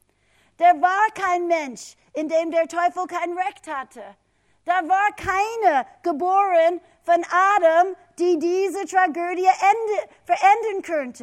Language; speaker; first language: German; non-native, fluent; English